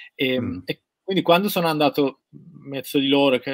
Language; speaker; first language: Italian; non-native, fluent; Persian